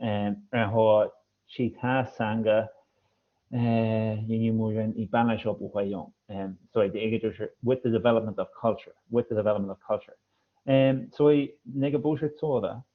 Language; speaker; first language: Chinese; non-native, fluent; English